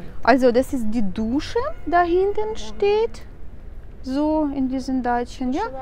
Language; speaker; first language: German; non-native, fluent; Russian